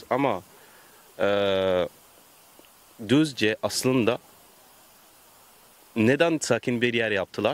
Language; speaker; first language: Turkish; non-native, learner; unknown